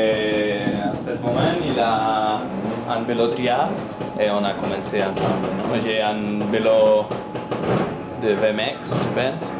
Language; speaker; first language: French; non-native, learner; Spanish